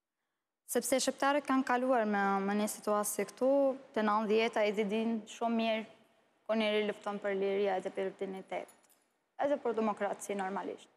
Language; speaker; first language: Albanian; non-native, learner; Arabic